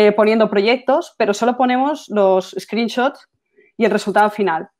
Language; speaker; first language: Spanish; native; Spanish